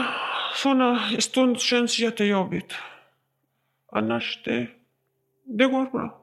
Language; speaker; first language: Swedish; non-native, learner; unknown